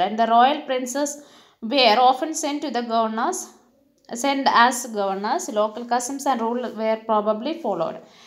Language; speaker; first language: English; non-native, local second language; Malayalam